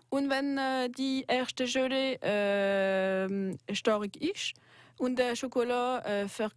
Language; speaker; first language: German; non-native, local second language; French